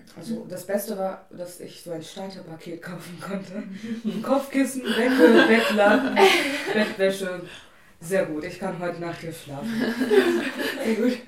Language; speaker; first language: German; non-native, fluent; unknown